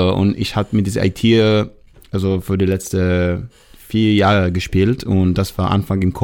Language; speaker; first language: German; non-native, learner; Hebrew